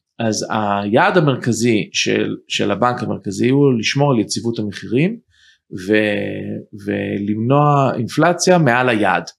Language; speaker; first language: Hebrew; early bilingual, heritage; Hebrew